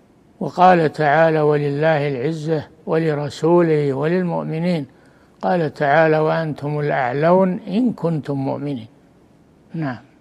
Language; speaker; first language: Arabic; native; Arabic